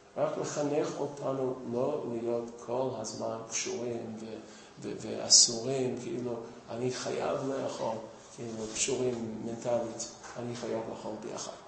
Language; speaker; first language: Hebrew; non-native, fluent; English